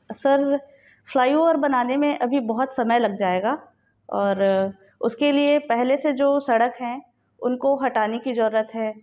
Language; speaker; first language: Hindi; native; Hindi